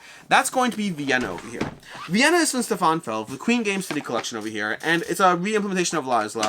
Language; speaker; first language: English; native; English